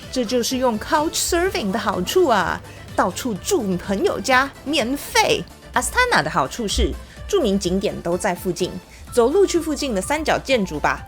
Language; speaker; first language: Chinese; native; Chinese